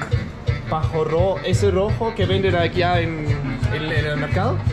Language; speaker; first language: Spanish; non-native, fluent; Danish